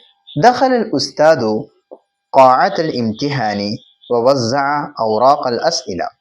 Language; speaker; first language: Arabic; non-native, fluent; Malayalam